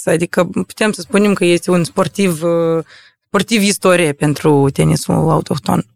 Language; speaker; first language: Romanian; non-native, local second language; Russian